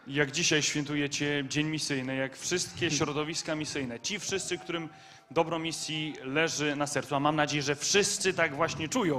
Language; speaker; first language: Polish; native; Polish